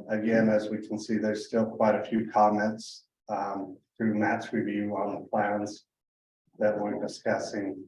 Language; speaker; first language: English; native; English